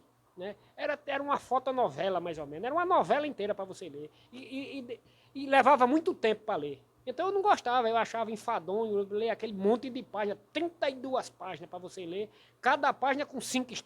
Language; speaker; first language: Portuguese; native; Portuguese